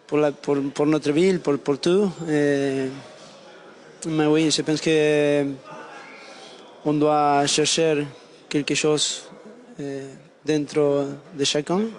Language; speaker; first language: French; non-native, learner; Spanish